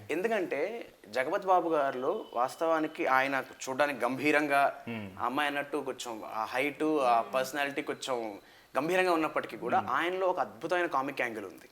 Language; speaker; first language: Telugu; native; Telugu